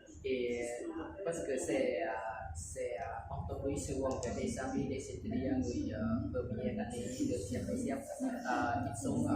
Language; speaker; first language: French; non-native, learner; Lao